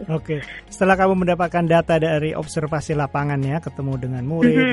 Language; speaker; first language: Indonesian; native; Indonesian